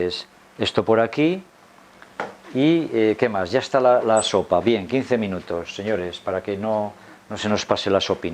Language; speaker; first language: Spanish; native; Spanish